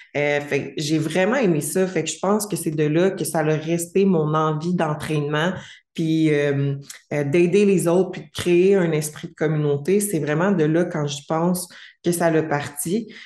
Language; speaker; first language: French; native; French